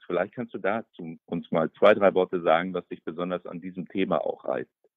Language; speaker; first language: German; native; German